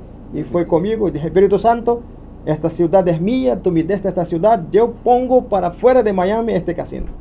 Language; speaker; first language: Spanish; non-native, fluent; Portuguese